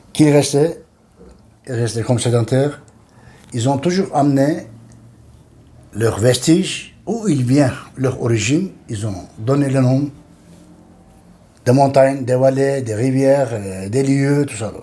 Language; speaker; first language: French; non-native, learner; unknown